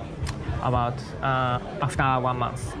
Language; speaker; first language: English; non-native, learner; Japanese